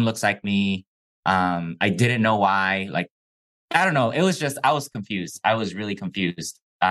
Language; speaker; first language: English; non-native, fluent; Chinese